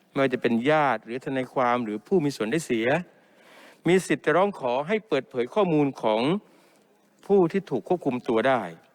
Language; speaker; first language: Thai; non-native, local second language; Pattani Malay